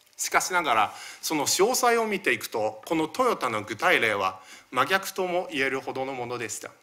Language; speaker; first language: Japanese; early bilingual, other home language; Chinese